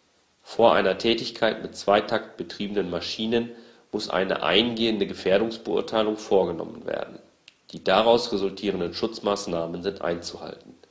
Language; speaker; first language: German; native; German